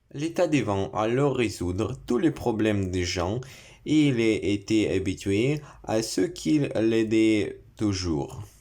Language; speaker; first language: French; non-native, learner; Russian